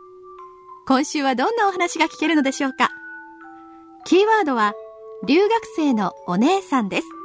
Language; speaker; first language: Japanese; native; Japanese